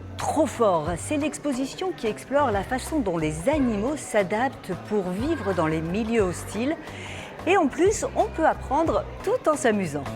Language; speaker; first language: French; native; French